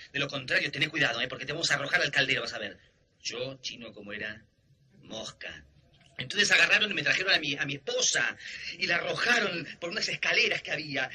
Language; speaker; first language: Spanish; native; Spanish